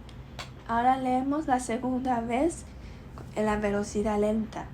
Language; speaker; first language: Spanish; non-native, learner; Chinese